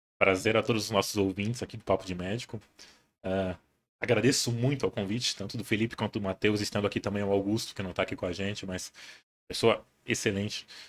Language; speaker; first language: Portuguese; native; Portuguese